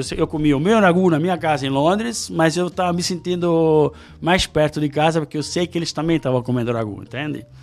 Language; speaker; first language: Portuguese; non-native, fluent; Italian